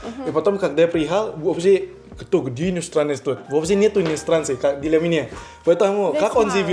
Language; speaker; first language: Russian; non-native, learner; Indonesian